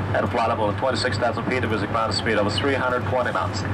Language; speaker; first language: English; non-native, fluent; Japanese